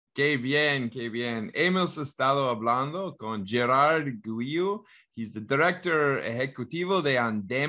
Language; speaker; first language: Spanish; non-native, learner; English